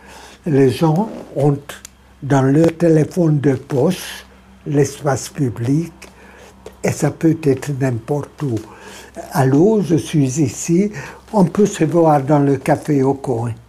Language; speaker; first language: French; non-native, fluent; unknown